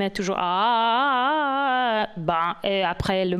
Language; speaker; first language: French; non-native, fluent; English